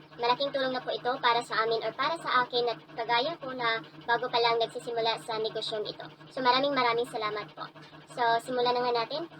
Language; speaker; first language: Filipino; non-native, local second language; Cebuano